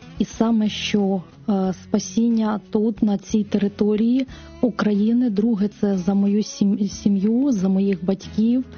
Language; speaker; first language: Ukrainian; native; Ukrainian